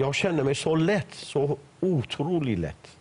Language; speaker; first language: Swedish; non-native, fluent; Persian